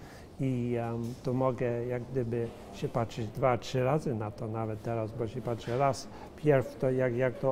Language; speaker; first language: Polish; early bilingual, heritage; Polish